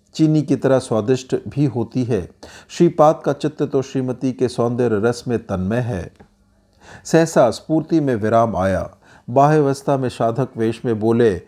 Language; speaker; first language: Hindi; native; Hindi